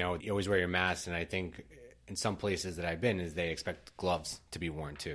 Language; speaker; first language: English; native; English